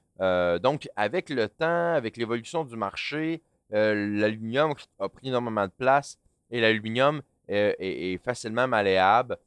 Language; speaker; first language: French; native; French